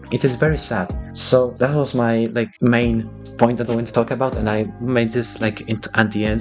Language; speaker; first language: English; non-native, fluent; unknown